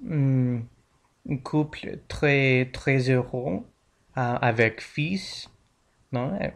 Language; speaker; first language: French; non-native, learner; English